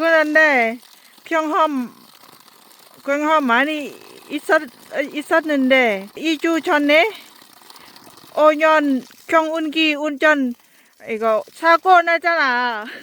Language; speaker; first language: Korean; non-native, learner; Lao